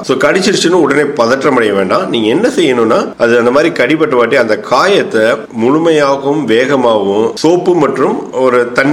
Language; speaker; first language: Tamil; native; Tamil